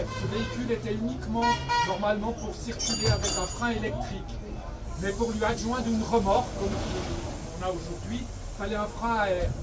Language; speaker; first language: French; native; French